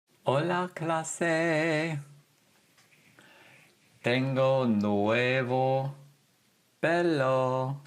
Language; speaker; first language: Spanish; non-native, fluent; English